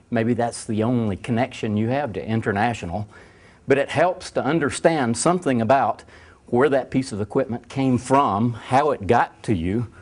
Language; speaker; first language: English; native; English